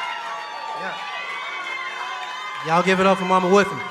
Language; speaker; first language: English; native; English